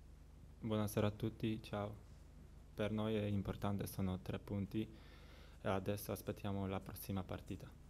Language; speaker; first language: Italian; non-native, learner; Polish